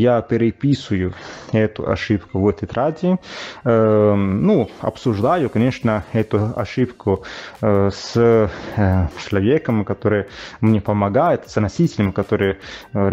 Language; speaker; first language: Russian; non-native, fluent; Italian